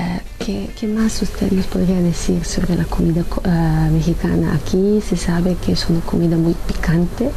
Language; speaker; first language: Spanish; non-native, fluent; Serbian